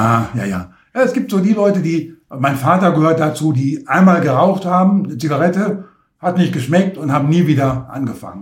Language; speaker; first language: German; native; German